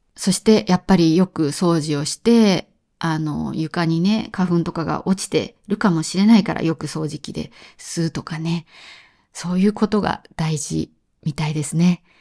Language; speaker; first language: Japanese; native; Japanese